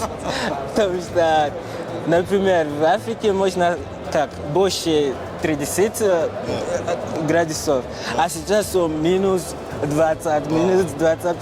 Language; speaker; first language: Russian; non-native, learner; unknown